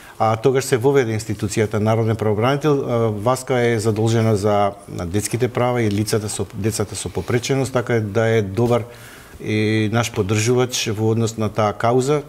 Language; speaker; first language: Macedonian; native; Macedonian